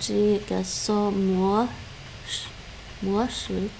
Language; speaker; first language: Korean; non-native, learner; English